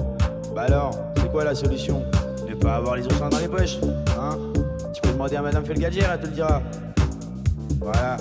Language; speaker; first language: French; native; French